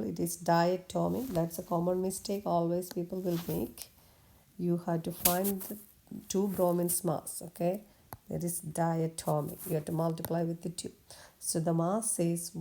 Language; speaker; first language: English; non-native, local second language; Malayalam